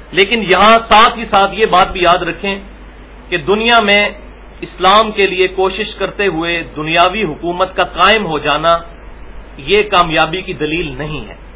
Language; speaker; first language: Urdu; non-native, local second language; Punjabi